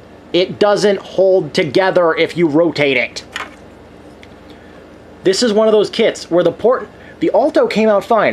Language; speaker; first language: English; native; English